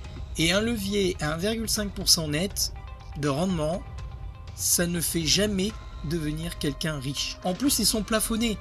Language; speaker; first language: French; native; French